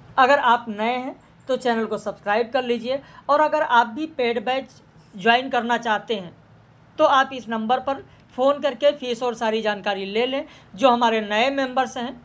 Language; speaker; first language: Hindi; native; Hindi